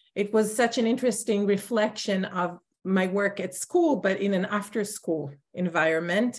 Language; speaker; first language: English; non-native, fluent; Hebrew